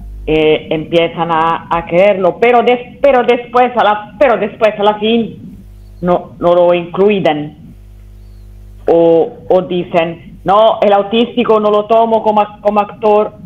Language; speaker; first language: Spanish; non-native, learner; Italian